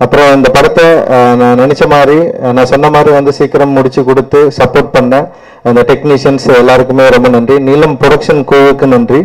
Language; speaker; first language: Tamil; native; Tamil